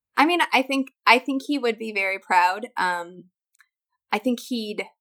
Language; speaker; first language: English; native; English